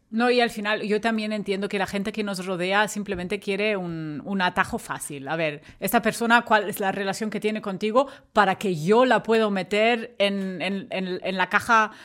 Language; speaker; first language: Spanish; non-native, fluent; German